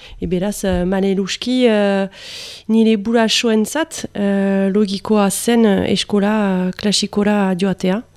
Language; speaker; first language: Basque; non-native, local second language; French